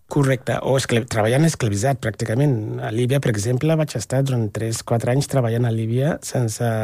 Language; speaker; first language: Catalan; non-native, fluent; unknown